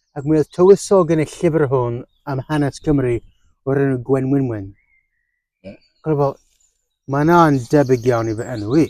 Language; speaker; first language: Welsh; non-native, fluent; English